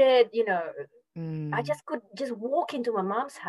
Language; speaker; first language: English; non-native, fluent; Spanish